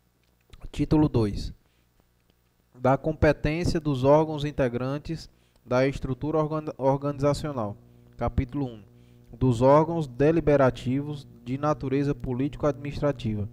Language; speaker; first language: Portuguese; native; Portuguese